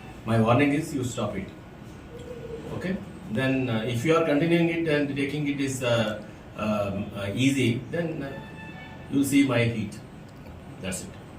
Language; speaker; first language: English; non-native, local second language; Telugu